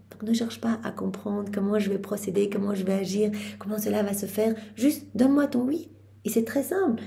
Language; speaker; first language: French; native; French